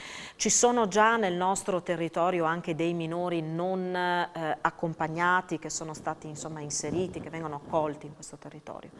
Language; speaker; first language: Italian; native; Italian